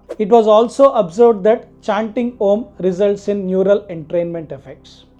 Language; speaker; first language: English; non-native, local second language; Telugu